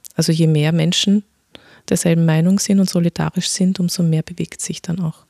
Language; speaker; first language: German; native; German